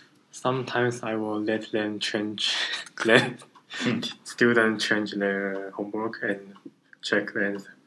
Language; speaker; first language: English; non-native, learner; Chinese